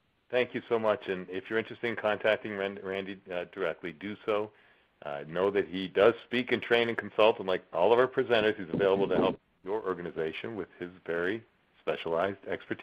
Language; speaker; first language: English; native; English